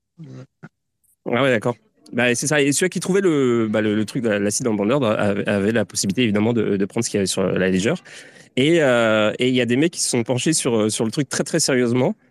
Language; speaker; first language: French; native; French